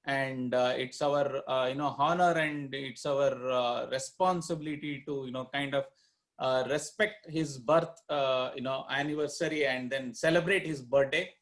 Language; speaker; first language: English; non-native, local second language; Kannada